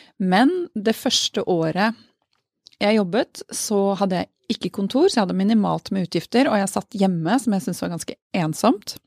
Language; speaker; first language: Norwegian; native; Norwegian